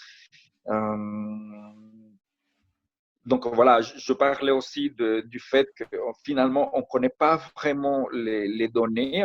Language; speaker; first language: French; non-native, fluent; Spanish